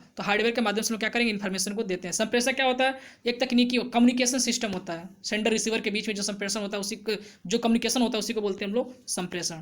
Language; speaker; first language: Hindi; native; Hindi